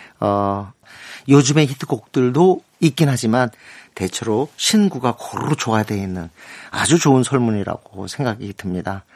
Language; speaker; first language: Korean; native; Korean